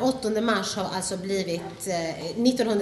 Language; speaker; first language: Swedish; early bilingual, other home language; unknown